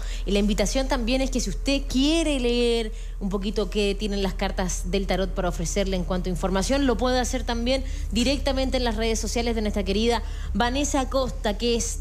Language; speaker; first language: Spanish; native; Spanish